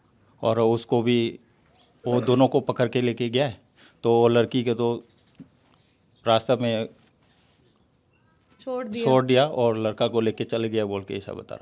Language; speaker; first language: Hindi; non-native, local second language; Manipuri